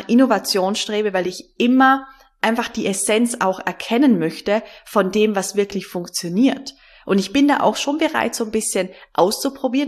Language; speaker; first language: German; native; German